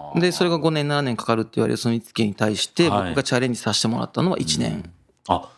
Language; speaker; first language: Japanese; native; Japanese